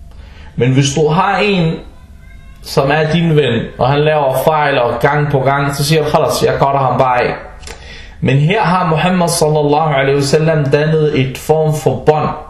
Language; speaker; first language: Danish; non-native, fluent; Arabic